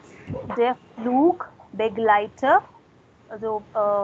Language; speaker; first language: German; non-native, fluent; Hindi